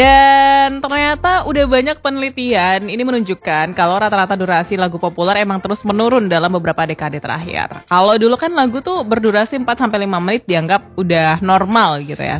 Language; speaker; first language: Indonesian; native; Indonesian